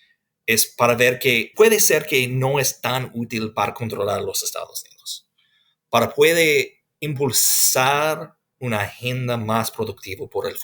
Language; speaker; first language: Spanish; non-native, fluent; English